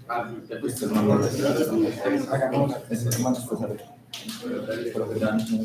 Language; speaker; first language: Spanish; native; Spanish